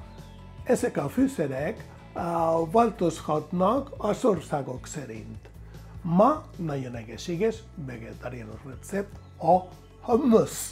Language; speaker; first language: Hungarian; non-native, fluent; Spanish